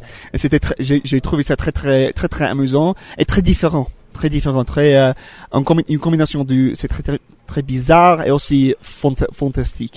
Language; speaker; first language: French; non-native, fluent; English